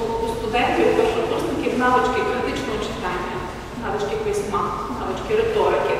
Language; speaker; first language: Ukrainian; native; Ukrainian